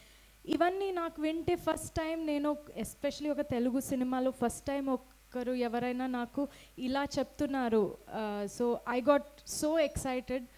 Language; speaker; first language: Telugu; non-native, fluent; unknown